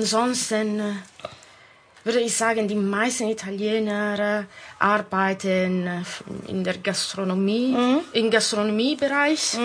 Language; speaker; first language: German; non-native, fluent; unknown